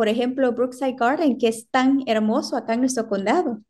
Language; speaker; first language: Spanish; native; Spanish